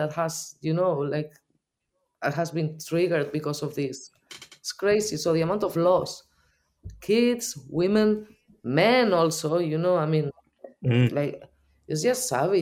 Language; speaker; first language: English; non-native, fluent; Spanish